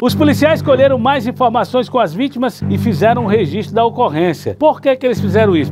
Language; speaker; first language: Portuguese; native; Portuguese